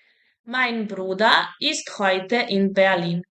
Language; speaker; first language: German; non-native, fluent; Serbian